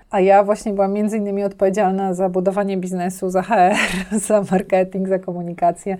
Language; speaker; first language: Polish; native; Polish